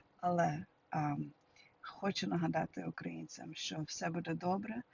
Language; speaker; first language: Ukrainian; early bilingual, heritage; Ukrainian